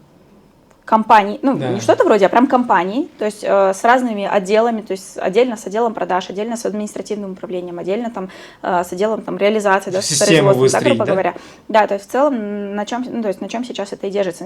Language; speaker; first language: Russian; native; Russian